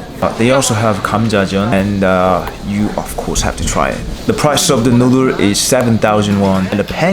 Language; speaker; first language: English; non-native, learner; Korean